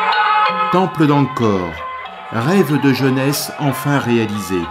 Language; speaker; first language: French; native; French